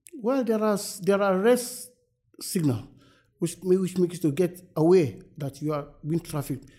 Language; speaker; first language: English; non-native, local second language; Yoruba